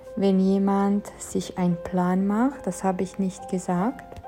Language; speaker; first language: German; non-native, fluent; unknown